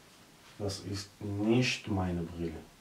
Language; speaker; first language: German; non-native, learner; Arabic